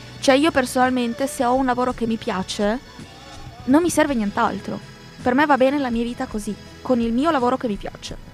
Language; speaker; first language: Italian; early bilingual, other home language; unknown